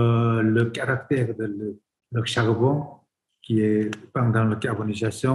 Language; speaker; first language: French; non-native, fluent; Korean